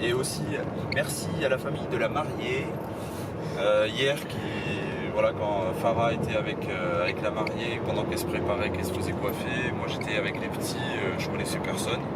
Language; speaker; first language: French; native; French